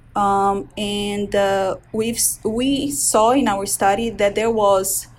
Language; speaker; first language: English; non-native, fluent; Portuguese